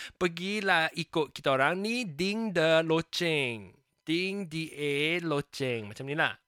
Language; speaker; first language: Malay; non-native, local second language; Chinese